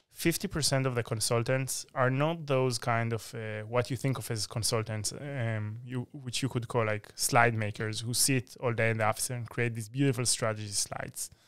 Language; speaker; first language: English; non-native, fluent; Hebrew